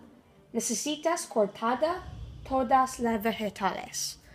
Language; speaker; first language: Spanish; non-native, learner; English